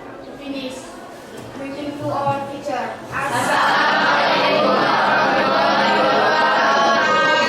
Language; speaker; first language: English; non-native, learner; Indonesian